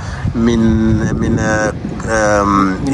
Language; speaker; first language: Arabic; non-native, fluent; French